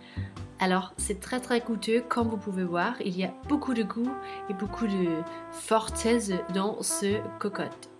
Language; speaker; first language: French; non-native, fluent; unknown